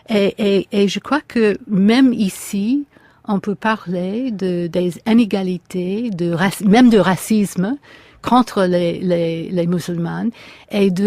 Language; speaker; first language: French; non-native, fluent; English